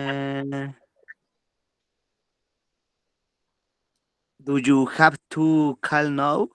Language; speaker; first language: English; non-native, learner; Spanish